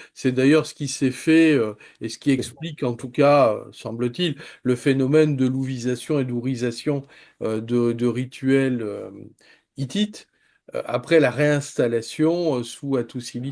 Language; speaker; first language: French; native; French